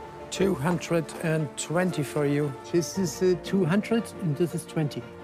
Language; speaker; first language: English; non-native, learner; German